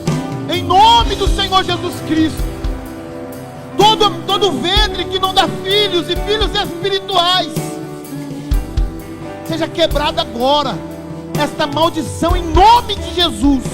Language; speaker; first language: Portuguese; native; Portuguese